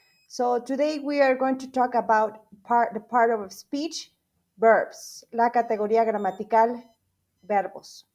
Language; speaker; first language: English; non-native, fluent; Spanish